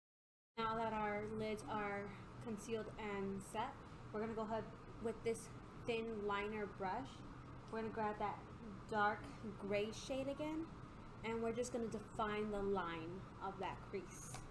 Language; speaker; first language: English; native; English